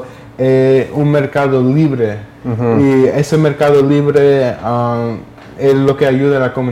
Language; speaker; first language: Spanish; early bilingual, heritage; English